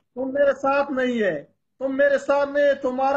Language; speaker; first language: Hindi; non-native, learner; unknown